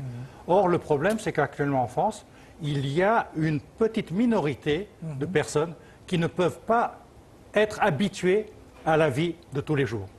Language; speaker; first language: French; early bilingual, other home language; Chinese